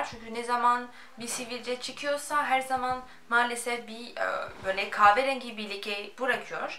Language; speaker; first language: Turkish; non-native, fluent; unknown